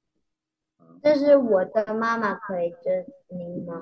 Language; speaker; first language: Chinese; non-native, learner; Vietnamese